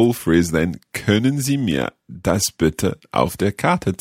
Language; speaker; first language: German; non-native, learner; English